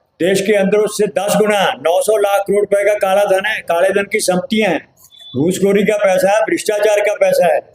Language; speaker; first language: Hindi; native; Hindi